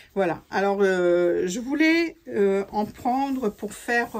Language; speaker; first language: French; native; French